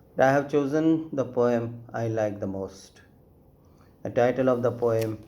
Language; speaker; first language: English; non-native, local second language; Gujarati